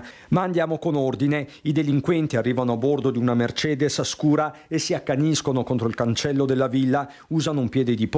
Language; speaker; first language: Italian; native; Italian